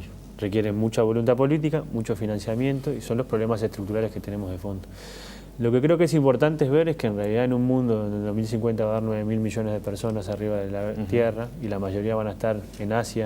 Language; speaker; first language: Spanish; native; Spanish